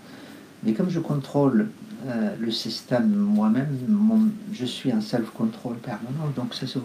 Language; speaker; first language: French; non-native, fluent; Arabic